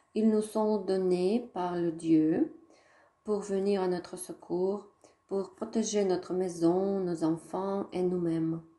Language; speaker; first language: French; non-native, fluent; Russian